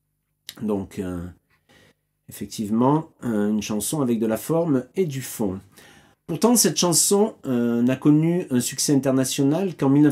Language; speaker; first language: French; native; French